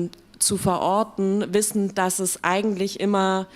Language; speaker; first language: German; native; German